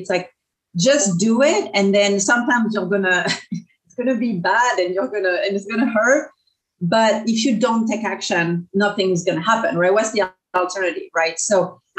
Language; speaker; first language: English; non-native, fluent; French